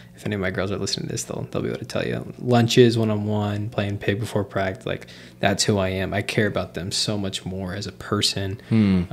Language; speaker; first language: English; native; English